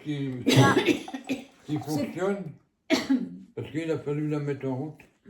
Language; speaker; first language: French; native; French